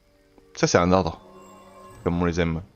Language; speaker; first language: French; native; French